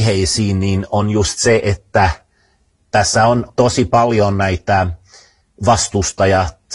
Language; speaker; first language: Finnish; non-native, fluent; Swedish